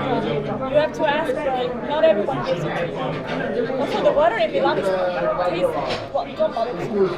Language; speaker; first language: English; non-native, fluent; Italian